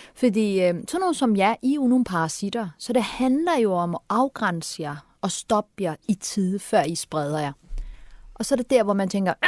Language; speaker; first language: Danish; early bilingual, other home language; Turkish